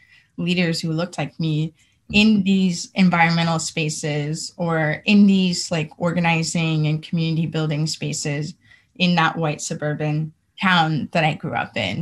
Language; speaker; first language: English; native; English